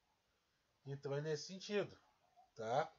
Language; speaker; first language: Portuguese; native; Portuguese